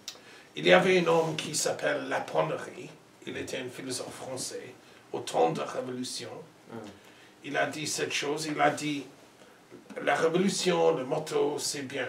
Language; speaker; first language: French; non-native, learner; English